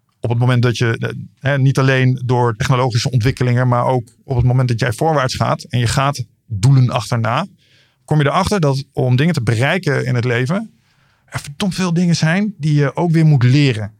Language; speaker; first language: Dutch; native; Dutch